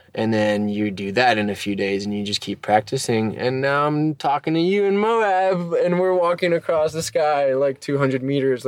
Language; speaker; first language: English; early bilingual, other home language; French